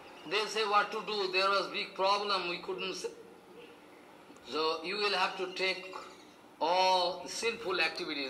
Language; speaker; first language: English; non-native, local second language; Bangla